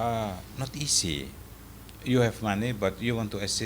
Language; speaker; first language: English; non-native, fluent; Indonesian